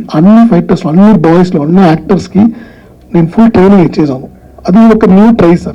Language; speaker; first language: Telugu; non-native, learner; Tamil